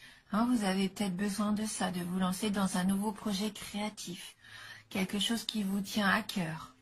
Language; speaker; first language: French; native; French